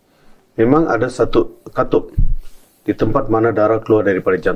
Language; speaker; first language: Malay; non-native, local second language; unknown